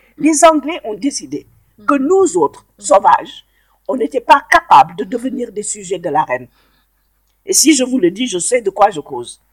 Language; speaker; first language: French; non-native, local second language; Wolof